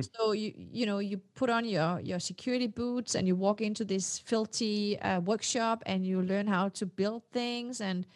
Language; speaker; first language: English; non-native, fluent; Danish